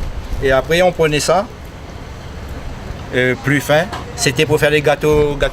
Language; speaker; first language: French; non-native, local second language; Réunion Creole French